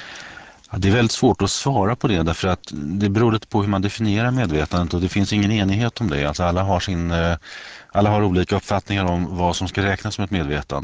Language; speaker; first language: Swedish; native; Swedish